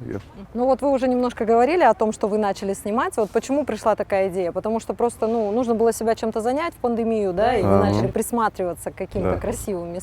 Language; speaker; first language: Russian; native; Russian